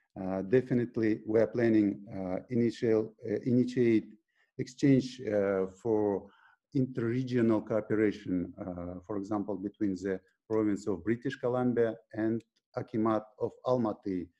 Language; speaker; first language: English; non-native, fluent; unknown